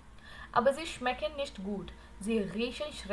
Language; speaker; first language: German; non-native, learner; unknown